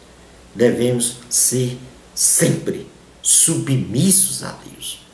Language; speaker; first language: Portuguese; native; Portuguese